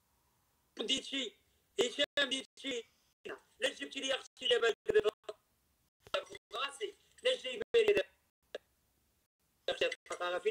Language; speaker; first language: Italian; non-native, learner; Arabic